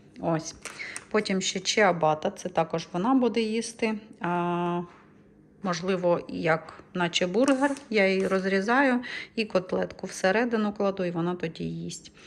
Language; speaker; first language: Ukrainian; native; Ukrainian